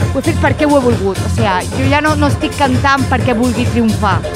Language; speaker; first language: Catalan; native; Catalan